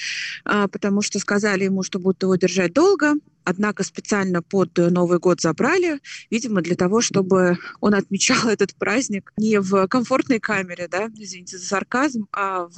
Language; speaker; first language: Russian; native; Russian